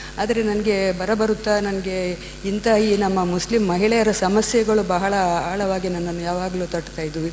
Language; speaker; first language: Kannada; non-native, local second language; Malayalam